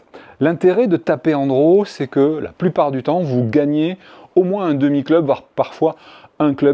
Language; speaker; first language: French; native; French